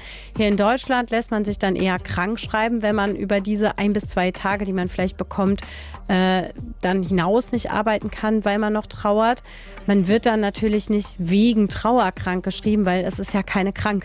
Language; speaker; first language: German; native; German